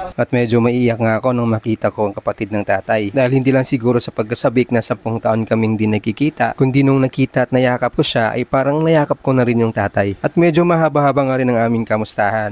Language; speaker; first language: Filipino; non-native, local second language; Hiligaynon